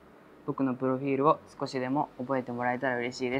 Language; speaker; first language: Japanese; native; Japanese